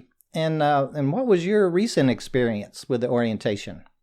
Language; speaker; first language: English; native; English